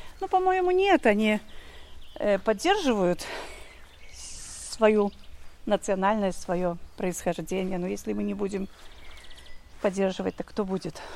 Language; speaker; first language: Russian; non-native, local second language; Polish